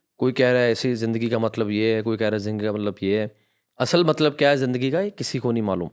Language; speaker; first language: Hindi; non-native, local second language; Punjabi